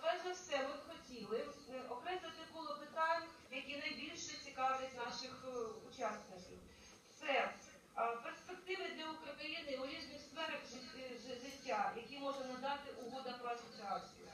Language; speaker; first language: Ukrainian; native; Ukrainian